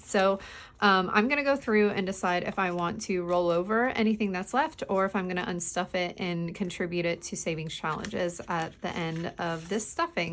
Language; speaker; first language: English; native; English